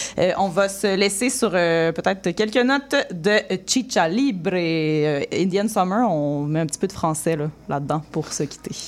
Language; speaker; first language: French; native; French